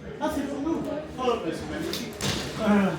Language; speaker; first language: French; native; French